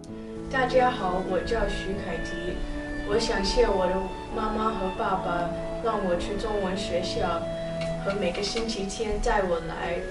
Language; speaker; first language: Chinese; early bilingual, heritage; Chinese